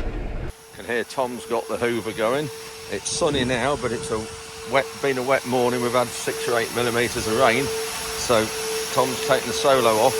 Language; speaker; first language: English; native; English